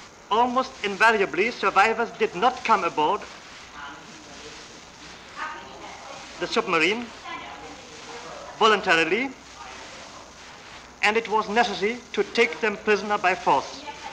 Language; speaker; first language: English; non-native, fluent; German